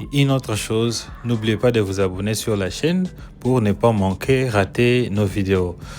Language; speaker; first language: French; non-native, local second language; Lingala